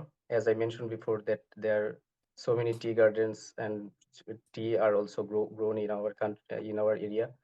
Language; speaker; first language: English; non-native, learner; Bangla